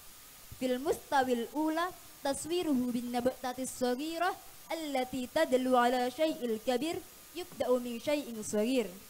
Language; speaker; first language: Arabic; non-native, learner; Indonesian